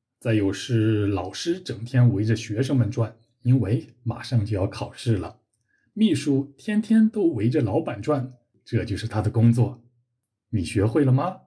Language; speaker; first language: Chinese; native; Chinese